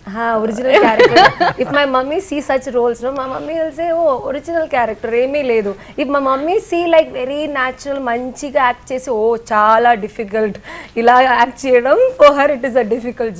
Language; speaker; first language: Telugu; non-native, learner; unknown